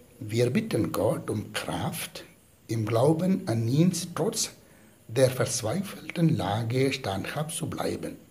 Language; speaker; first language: German; non-native, fluent; Malayalam